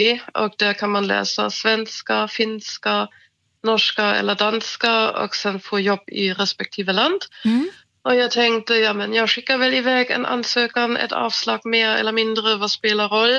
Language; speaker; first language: Swedish; non-native, fluent; German